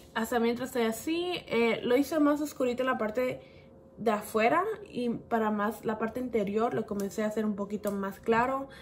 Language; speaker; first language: Spanish; early bilingual, heritage; Spanish